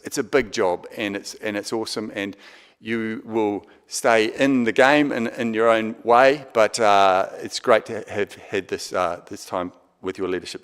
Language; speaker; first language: English; native; English